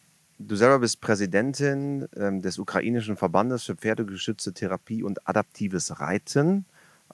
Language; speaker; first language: German; native; German